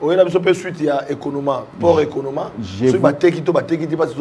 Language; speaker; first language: French; non-native, local second language; Lingala